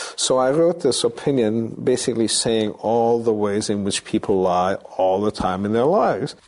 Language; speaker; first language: English; early bilingual, other home language; Romanian